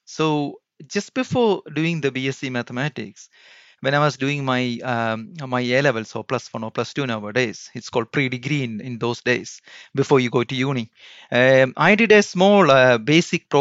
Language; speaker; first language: English; non-native, local second language; Malayalam